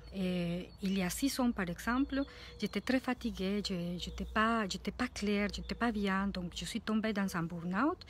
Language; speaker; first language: French; non-native, fluent; Spanish